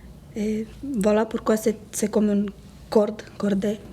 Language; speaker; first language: French; non-native, learner; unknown